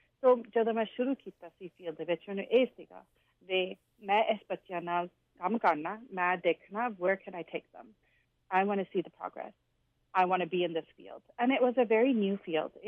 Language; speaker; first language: English; early bilingual, other home language; Punjabi